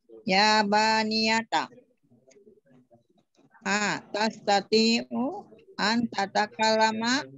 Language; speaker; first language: Arabic; non-native, learner; Indonesian